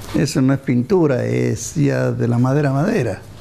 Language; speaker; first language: Spanish; native; Spanish